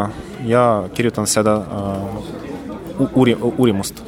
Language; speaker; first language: Estonian; non-native, learner; Russian